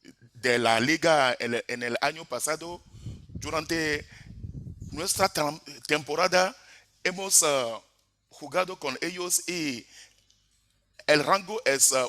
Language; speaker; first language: Spanish; non-native, fluent; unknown